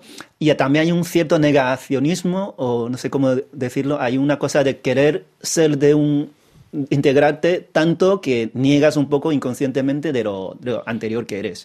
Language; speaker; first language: Spanish; early bilingual, other home language; Chinese